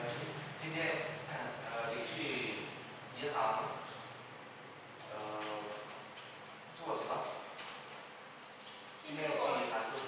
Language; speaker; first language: Chinese; non-native, fluent; Vietnamese